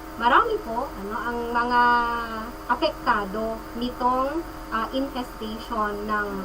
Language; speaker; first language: Filipino; non-native, local second language; Iloko